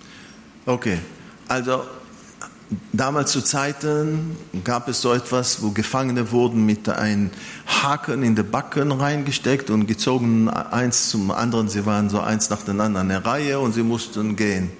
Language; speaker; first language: German; non-native, fluent; Hebrew